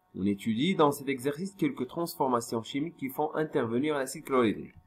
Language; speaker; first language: French; non-native, local second language; Arabic